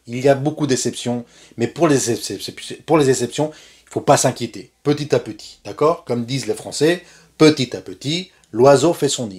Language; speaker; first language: French; non-native, fluent; Spanish